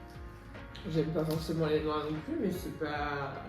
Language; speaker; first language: French; native; French